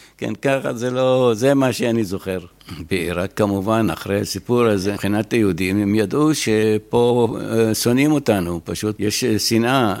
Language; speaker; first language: Hebrew; non-native, fluent; Arabic